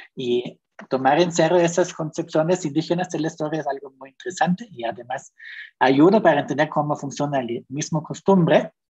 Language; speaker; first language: Spanish; non-native, fluent; German